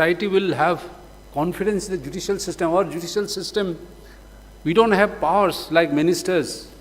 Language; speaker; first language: English; non-native, local second language; Manipuri